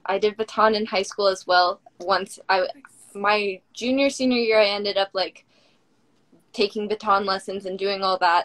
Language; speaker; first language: English; native; English